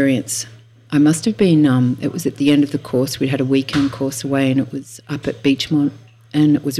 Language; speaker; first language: English; native; English